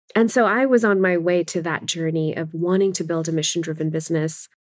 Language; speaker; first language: English; non-native, local second language; Urdu